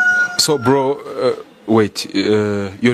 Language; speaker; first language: English; non-native, fluent; Kinyarwanda